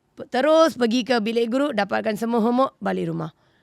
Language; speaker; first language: Malay; non-native, local second language; Tamil